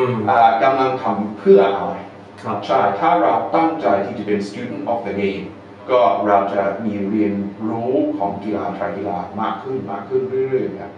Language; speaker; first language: Thai; non-native, fluent; English